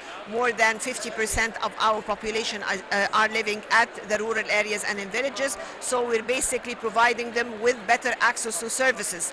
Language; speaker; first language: English; non-native, fluent; Arabic